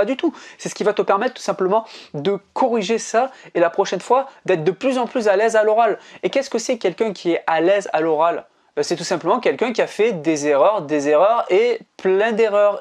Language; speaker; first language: French; native; French